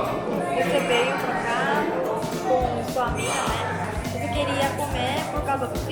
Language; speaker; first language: Portuguese; non-native, fluent; Korean